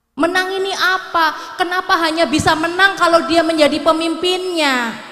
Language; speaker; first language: Indonesian; native; Indonesian